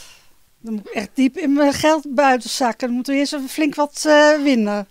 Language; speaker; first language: Dutch; native; Dutch